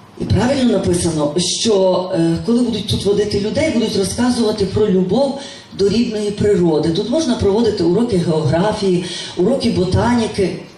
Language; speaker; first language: Ukrainian; native; Ukrainian